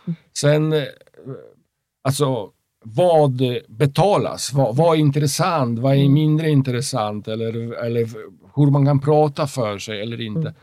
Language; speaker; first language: Swedish; non-native, fluent; Polish